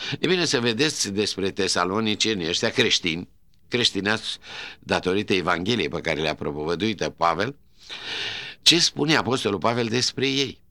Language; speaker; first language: Romanian; native; Romanian